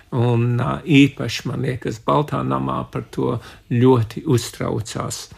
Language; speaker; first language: Latvian; early bilingual, heritage; Latvian